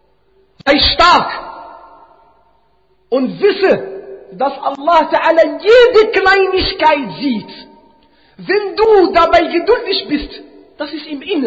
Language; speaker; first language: German; non-native, fluent; Arabic